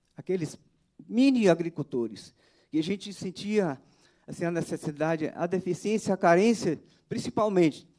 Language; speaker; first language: Portuguese; native; Portuguese